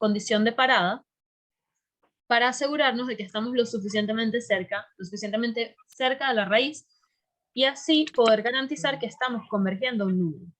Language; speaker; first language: Spanish; native; Spanish